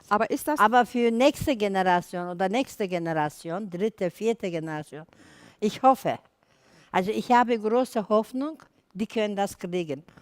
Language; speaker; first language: German; non-native, learner; Turkish